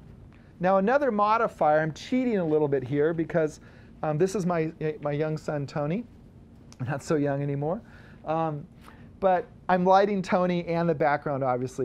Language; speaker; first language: English; native; English